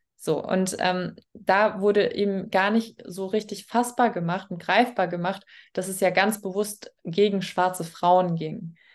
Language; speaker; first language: German; native; German